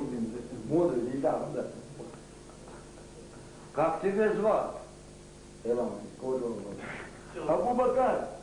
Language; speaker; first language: Russian; non-native, local second language; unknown